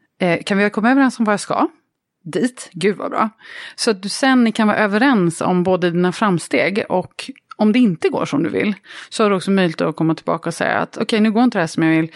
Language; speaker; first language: Swedish; native; Swedish